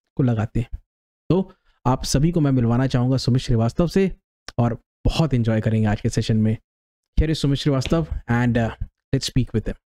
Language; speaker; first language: Hindi; native; Hindi